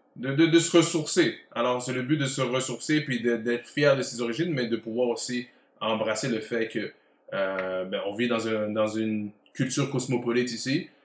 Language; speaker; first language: French; early bilingual, heritage; French